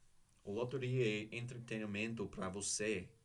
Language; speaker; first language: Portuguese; non-native, learner; English